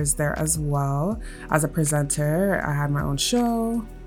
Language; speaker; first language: English; native; English